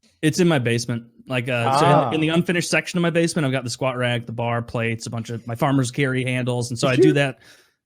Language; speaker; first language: English; native; English